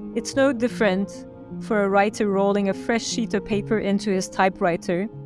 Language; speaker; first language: English; non-native, fluent; Turkish